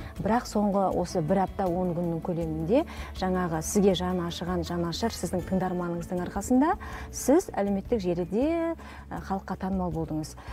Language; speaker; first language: Kazakh; native; Kazakh